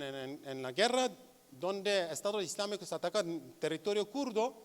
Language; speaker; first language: Spanish; non-native, learner; Kurdish